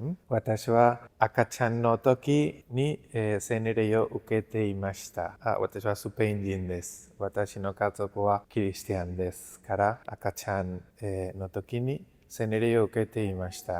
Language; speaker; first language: Japanese; non-native, learner; Spanish